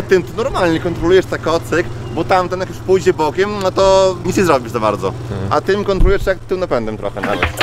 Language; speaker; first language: Polish; native; Polish